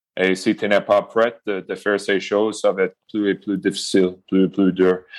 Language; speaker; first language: French; non-native, local second language; English